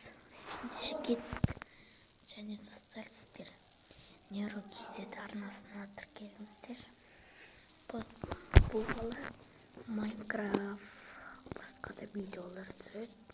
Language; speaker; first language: Kazakh; native; Kazakh